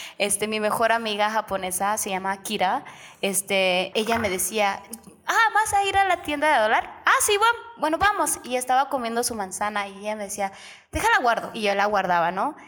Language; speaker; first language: Spanish; native; Spanish